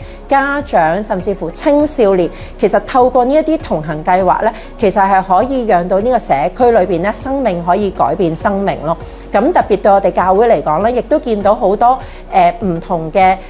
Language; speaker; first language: Cantonese; native; Cantonese